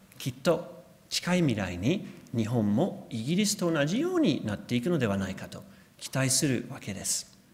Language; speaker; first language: Japanese; non-native, fluent; English